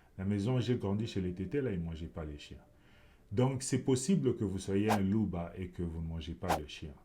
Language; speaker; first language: French; non-native, local second language; Lingala